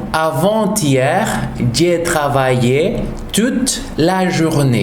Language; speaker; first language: French; non-native, fluent; Spanish